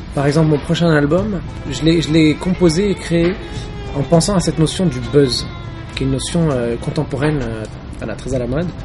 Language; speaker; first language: French; early bilingual, other home language; Arabic